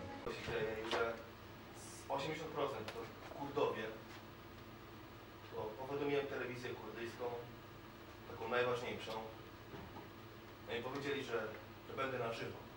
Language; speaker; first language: Polish; non-native, fluent; Kurdish